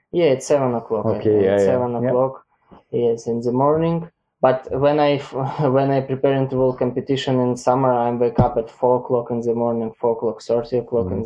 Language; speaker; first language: English; non-native, learner; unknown